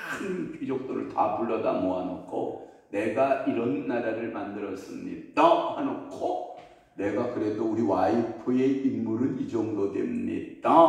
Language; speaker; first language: Korean; native; Korean